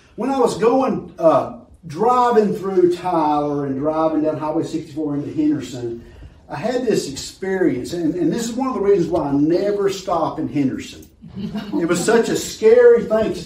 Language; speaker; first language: English; native; English